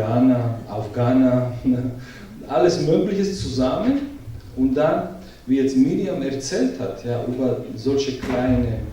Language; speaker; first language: German; non-native, learner; Georgian